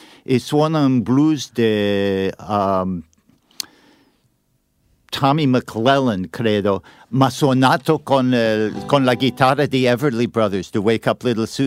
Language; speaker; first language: Italian; non-native, learner; English